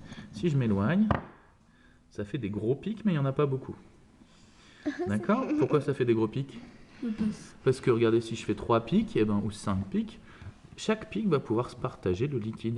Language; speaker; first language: French; native; French